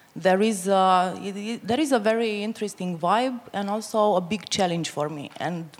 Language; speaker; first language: English; non-native, fluent; Romanian